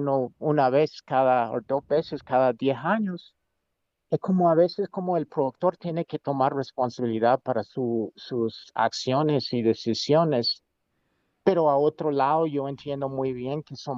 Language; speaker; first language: Spanish; non-native, fluent; English